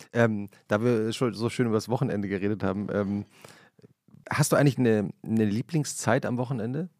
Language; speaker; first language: German; native; German